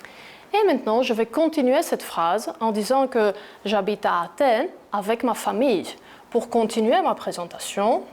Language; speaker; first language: French; non-native, fluent; Greek